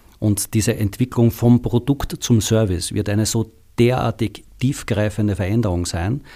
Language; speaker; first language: German; native; German